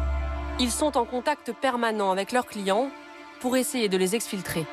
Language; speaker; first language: French; native; French